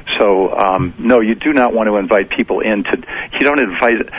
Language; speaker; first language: English; native; English